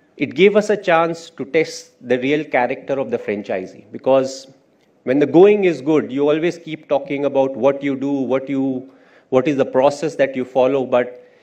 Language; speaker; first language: English; non-native, local second language; Hindi